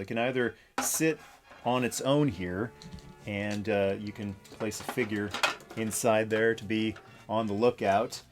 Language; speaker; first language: English; native; English